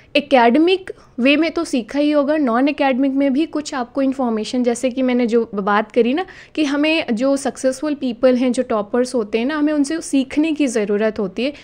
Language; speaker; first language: Hindi; native; Hindi